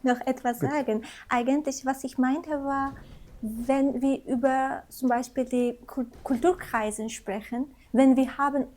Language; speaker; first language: German; non-native, fluent; Kurdish